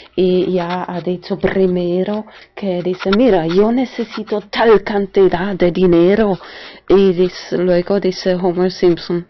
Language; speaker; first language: Spanish; non-native, fluent; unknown